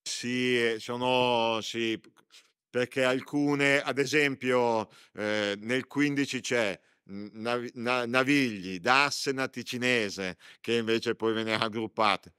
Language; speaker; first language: Italian; native; Italian